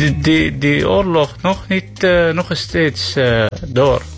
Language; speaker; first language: Dutch; non-native, learner; Arabic